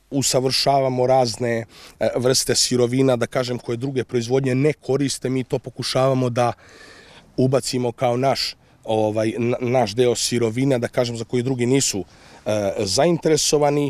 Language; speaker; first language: Serbian; native; Serbian